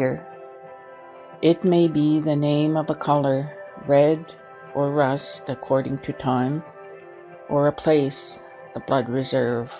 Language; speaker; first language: English; non-native, local second language; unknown